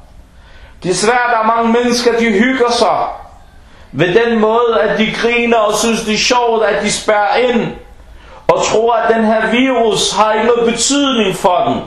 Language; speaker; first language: Danish; non-native, local second language; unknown